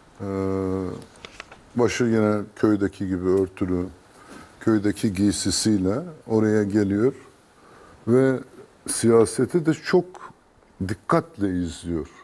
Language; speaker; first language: Turkish; non-native, local second language; Kurdish